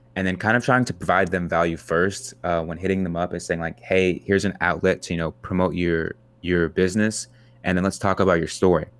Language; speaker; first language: English; native; English